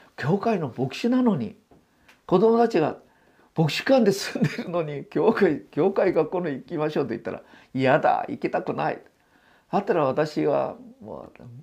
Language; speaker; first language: Japanese; non-native, fluent; Korean